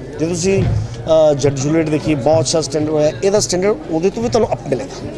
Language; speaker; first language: Hindi; non-native, local second language; Punjabi